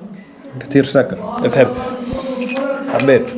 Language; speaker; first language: Arabic; non-native, learner; English